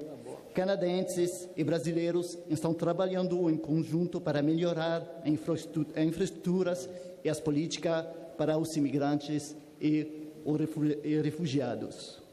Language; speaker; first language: Portuguese; non-native, fluent; French